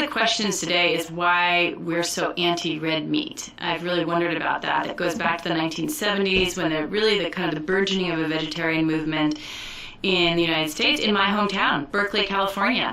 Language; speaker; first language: English; native; English